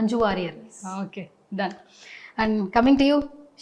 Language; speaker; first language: Telugu; native; Telugu